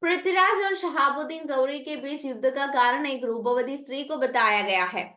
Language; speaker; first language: Hindi; non-native, local second language; Malayalam